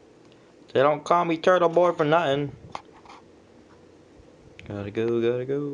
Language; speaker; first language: English; native; English